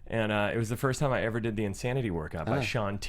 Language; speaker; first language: English; native; English